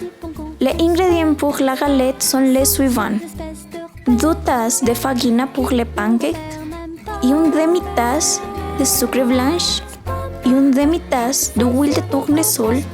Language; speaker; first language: French; non-native, learner; Spanish